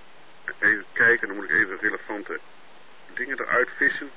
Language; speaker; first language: Dutch; native; Dutch